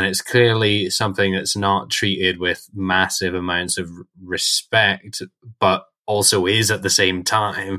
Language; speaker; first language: English; native; English